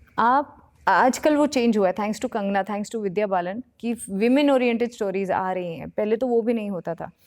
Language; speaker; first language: Hindi; native; Hindi